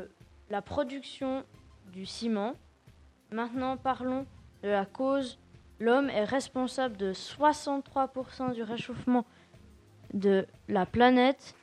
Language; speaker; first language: French; native; French